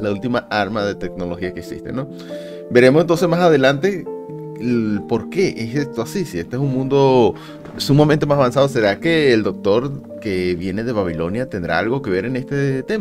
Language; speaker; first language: Spanish; native; Spanish